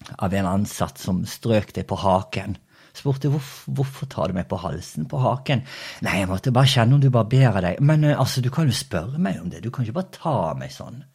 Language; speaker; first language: Norwegian; early bilingual, other home language; Portuguese